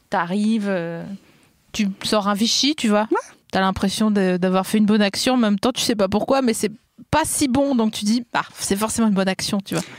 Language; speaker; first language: French; native; French